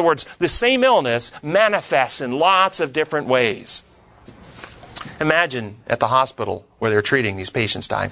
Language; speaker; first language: English; native; English